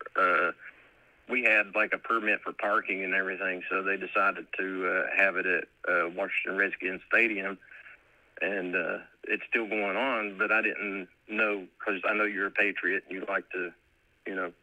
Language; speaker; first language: English; native; English